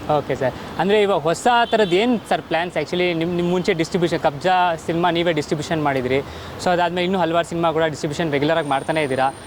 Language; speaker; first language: Kannada; native; Kannada